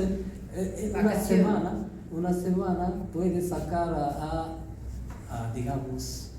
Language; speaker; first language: Spanish; non-native, learner; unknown